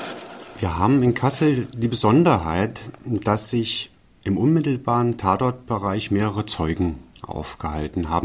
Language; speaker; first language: German; native; German